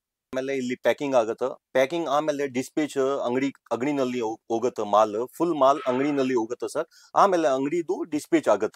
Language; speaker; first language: Kannada; non-native, local second language; Telugu